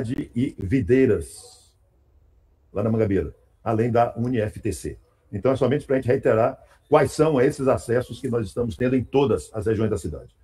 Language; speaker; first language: Portuguese; native; Portuguese